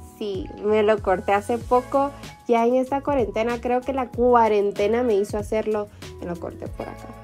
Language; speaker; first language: Spanish; early bilingual, heritage; Spanish